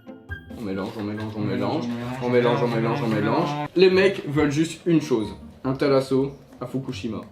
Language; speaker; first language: French; native; French